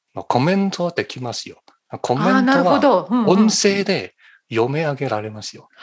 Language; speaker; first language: Japanese; non-native, fluent; Chinese